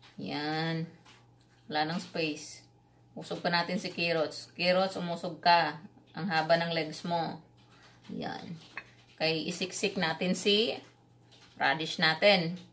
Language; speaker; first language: Filipino; non-native, local second language; Cebuano